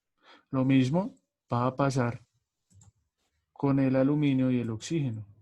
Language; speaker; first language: Spanish; native; Spanish